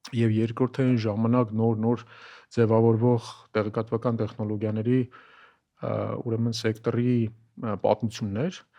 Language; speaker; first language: Armenian; native; Armenian